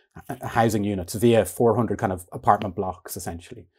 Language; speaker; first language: English; native; English